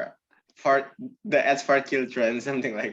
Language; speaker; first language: English; non-native, learner; Indonesian